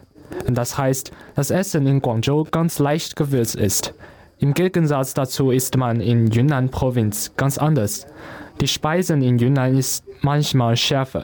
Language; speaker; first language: German; non-native, learner; Chinese